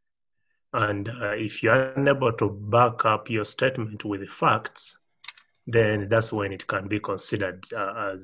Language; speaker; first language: English; non-native, local second language; Ganda